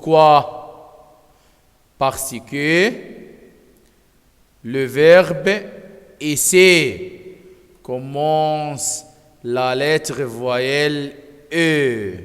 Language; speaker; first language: French; non-native, fluent; Arabic